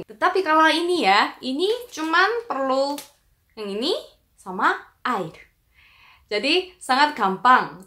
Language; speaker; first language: Indonesian; non-native, fluent; Korean